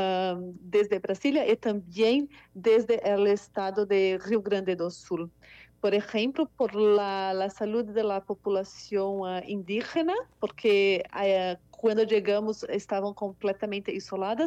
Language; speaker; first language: Spanish; non-native, fluent; Portuguese